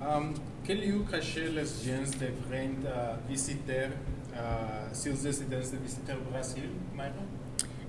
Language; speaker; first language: French; non-native, learner; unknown